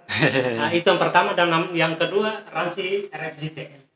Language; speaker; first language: Indonesian; non-native, fluent; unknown